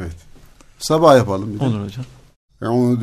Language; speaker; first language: Turkish; native; Turkish